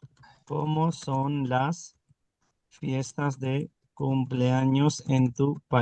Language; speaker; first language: Spanish; non-native, fluent; Urdu